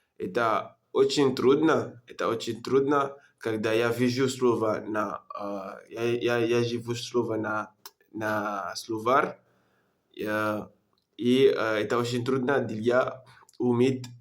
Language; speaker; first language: Russian; non-native, learner; French